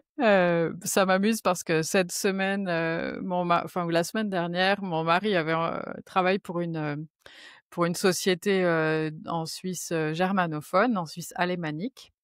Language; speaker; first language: French; native; French